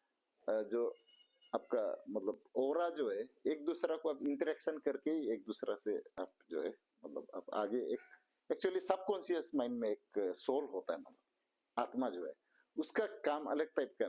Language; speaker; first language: Hindi; non-native, local second language; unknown